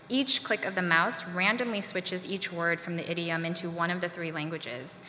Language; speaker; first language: English; native; English